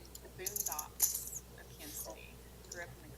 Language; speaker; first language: English; native; English